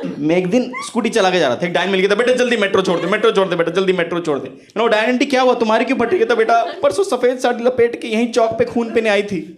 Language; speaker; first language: Hindi; non-native, local second language; Bangla